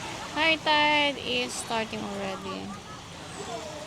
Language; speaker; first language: English; non-native, local second language; Filipino